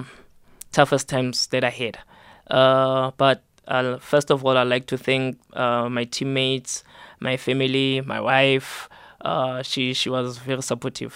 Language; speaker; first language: English; non-native, local second language; Southern Sotho